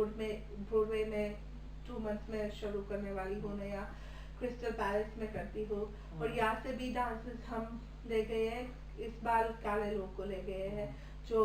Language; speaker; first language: Hindi; early bilingual, heritage; Hindi